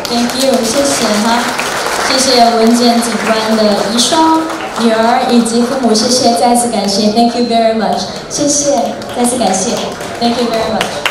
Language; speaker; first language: Chinese; native; Chinese